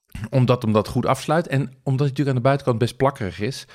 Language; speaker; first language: Dutch; native; Dutch